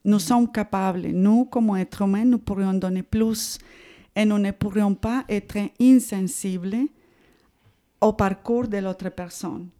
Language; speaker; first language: French; non-native, fluent; Spanish